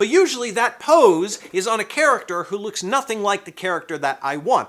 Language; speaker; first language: English; native; English